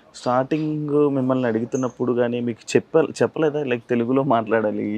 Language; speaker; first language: Telugu; native; Telugu